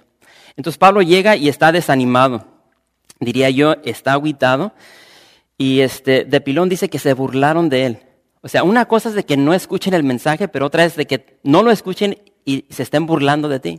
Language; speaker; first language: Spanish; native; Spanish